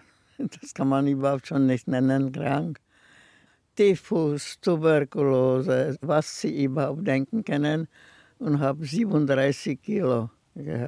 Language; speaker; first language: German; non-native, fluent; Czech